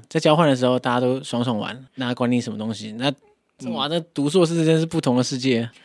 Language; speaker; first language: Chinese; native; Chinese